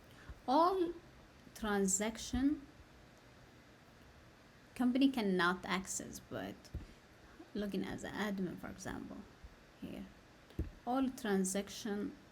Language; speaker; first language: English; non-native, learner; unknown